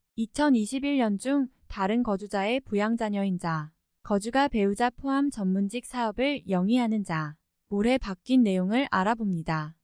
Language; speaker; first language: Korean; native; Korean